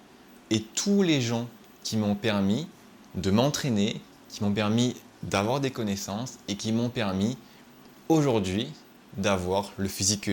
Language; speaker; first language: French; native; French